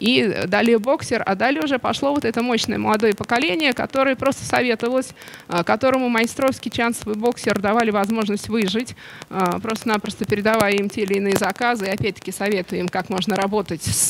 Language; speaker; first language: Russian; native; Russian